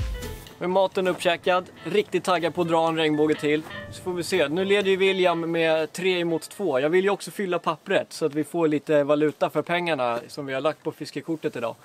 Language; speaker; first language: Swedish; native; Swedish